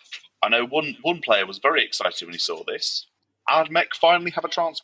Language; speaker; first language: English; native; English